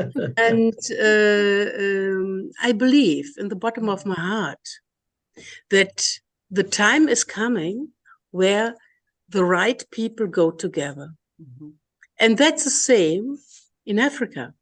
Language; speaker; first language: English; non-native, learner; German